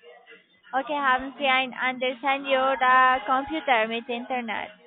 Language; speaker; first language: German; non-native, learner; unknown